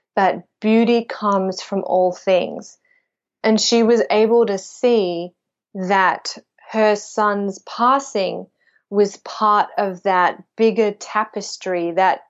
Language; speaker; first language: English; native; English